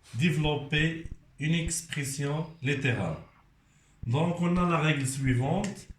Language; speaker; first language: French; non-native, local second language; Arabic